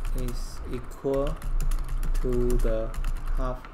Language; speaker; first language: English; non-native, local second language; Chinese